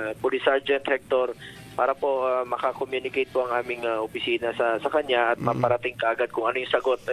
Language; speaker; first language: Filipino; non-native, local second language; Cebuano